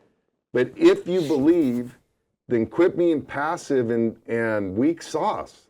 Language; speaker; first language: English; native; English